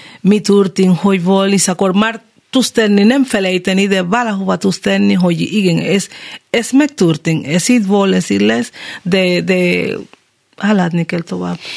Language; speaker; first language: Hungarian; non-native, learner; Spanish